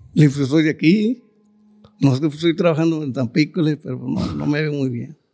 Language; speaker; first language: Spanish; native; Spanish